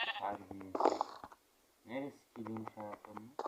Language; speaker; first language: Turkish; native; Turkish